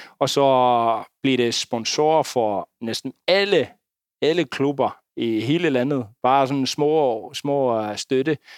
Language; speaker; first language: Danish; non-native, fluent; Icelandic